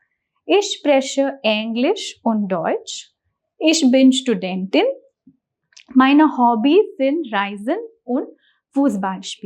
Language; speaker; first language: German; non-native, fluent; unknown